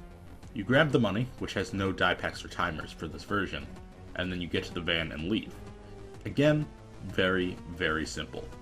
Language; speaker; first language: English; native; English